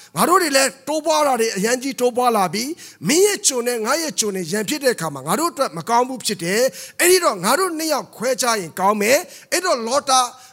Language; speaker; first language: Burmese; non-native, local second language; S'gaw Karen